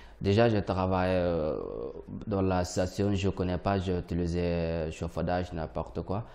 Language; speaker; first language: French; non-native, learner; Arabic